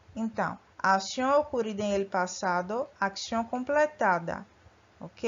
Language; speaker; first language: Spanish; non-native, fluent; Portuguese